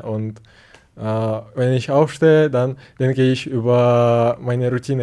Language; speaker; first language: German; non-native, learner; Ukrainian